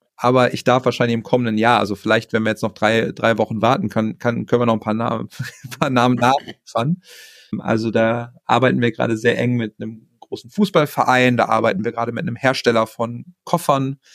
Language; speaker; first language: German; native; German